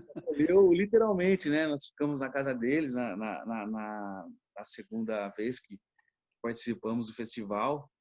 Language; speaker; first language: Portuguese; native; Portuguese